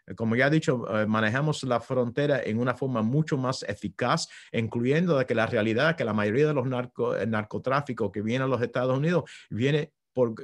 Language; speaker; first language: Spanish; early bilingual, heritage; Spanish